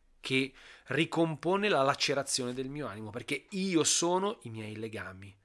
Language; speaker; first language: Italian; native; Italian